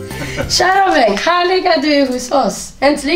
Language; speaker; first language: Swedish; non-native, fluent; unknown